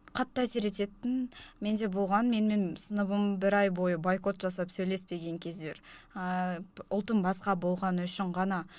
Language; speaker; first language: Kazakh; non-native, local second language; Russian